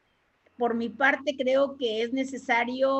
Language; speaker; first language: Spanish; native; Spanish